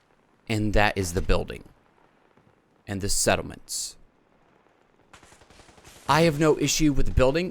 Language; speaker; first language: English; native; English